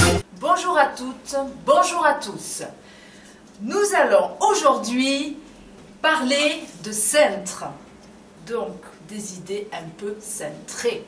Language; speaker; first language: French; native; French